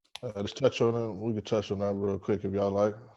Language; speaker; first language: English; native; English